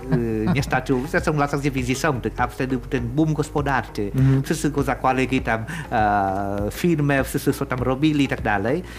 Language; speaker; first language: Polish; non-native, fluent; Vietnamese